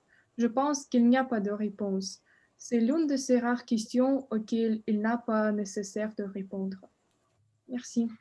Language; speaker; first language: French; non-native, learner; Russian